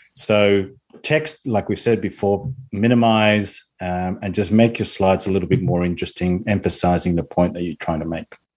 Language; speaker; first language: English; non-native, fluent; Spanish